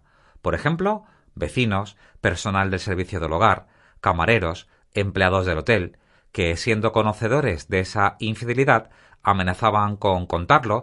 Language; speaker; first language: Spanish; native; Spanish